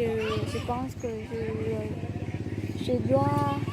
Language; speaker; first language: French; non-native, learner; Vietnamese